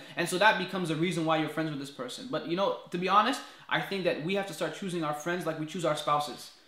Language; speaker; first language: English; native; English